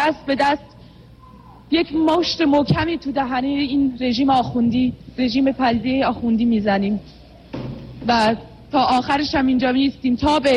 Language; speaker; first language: Persian; non-native, fluent; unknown